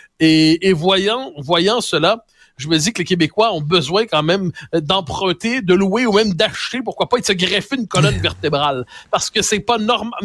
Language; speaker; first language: French; native; French